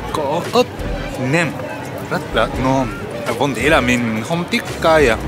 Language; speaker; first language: Vietnamese; non-native, learner; Japanese